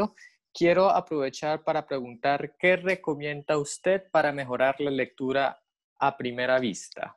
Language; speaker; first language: Spanish; native; Spanish